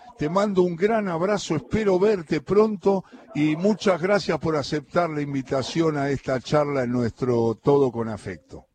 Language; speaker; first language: Spanish; native; Spanish